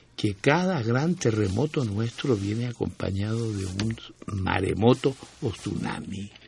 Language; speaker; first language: Spanish; native; Spanish